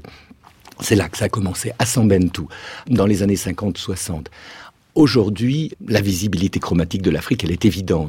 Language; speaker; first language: French; native; French